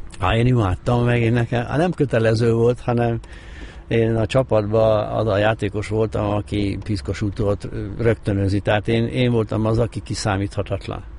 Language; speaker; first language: Hungarian; native; Hungarian